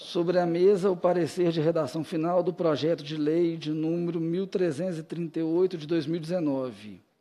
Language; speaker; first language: Portuguese; native; Portuguese